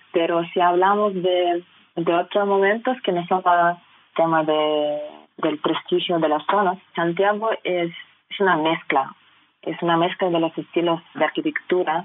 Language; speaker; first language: Spanish; non-native, fluent; Russian